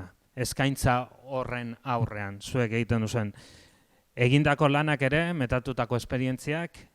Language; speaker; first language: Basque; native; Basque